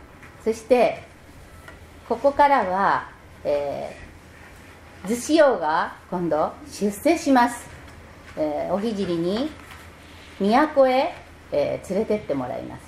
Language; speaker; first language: Japanese; native; Japanese